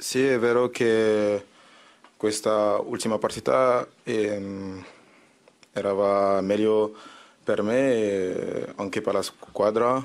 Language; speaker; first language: Italian; non-native, fluent; French